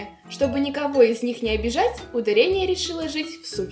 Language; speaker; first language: Russian; native; Russian